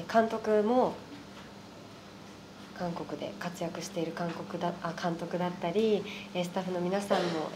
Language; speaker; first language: Japanese; native; Japanese